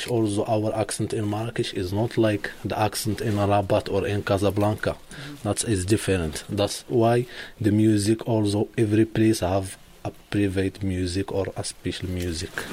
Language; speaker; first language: English; non-native, learner; Arabic